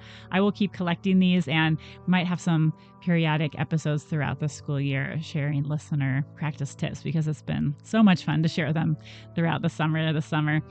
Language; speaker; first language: English; native; English